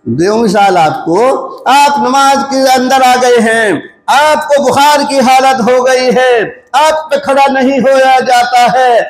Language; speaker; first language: Urdu; non-native, local second language; Punjabi